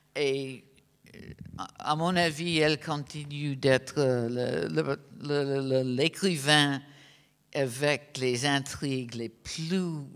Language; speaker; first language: French; non-native, fluent; English